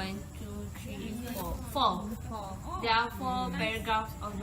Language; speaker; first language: English; non-native, local second language; Malay